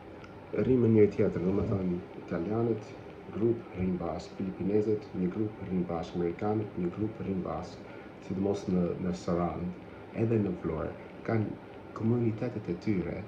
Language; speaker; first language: Albanian; non-native, learner; English